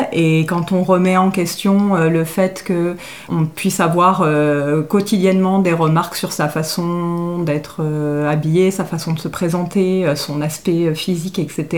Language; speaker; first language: French; native; French